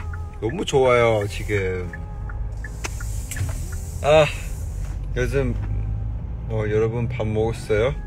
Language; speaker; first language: Korean; non-native, learner; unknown